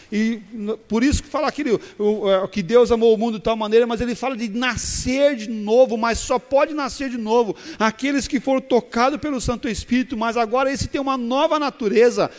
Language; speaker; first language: Portuguese; native; Portuguese